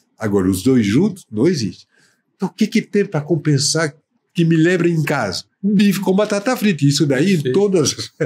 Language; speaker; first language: Portuguese; non-native, fluent; French